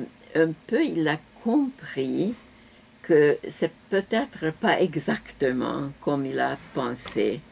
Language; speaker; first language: French; non-native, fluent; Hungarian